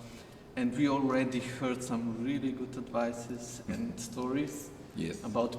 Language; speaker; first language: English; non-native, fluent; Slovenian